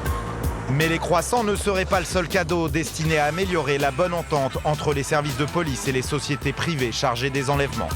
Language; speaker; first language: French; native; French